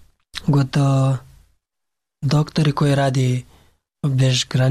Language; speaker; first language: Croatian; non-native, learner; Pashto